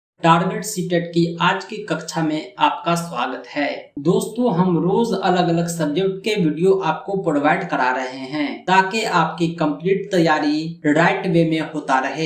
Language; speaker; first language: Hindi; native; Hindi